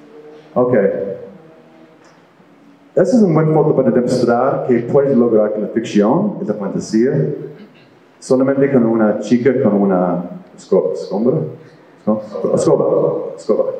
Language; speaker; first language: Spanish; non-native, fluent; English